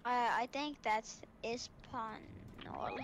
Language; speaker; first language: English; non-native, fluent; Finnish